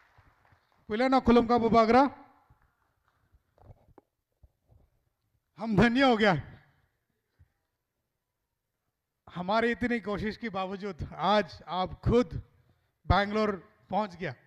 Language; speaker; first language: Hindi; non-native, local second language; Kok Borok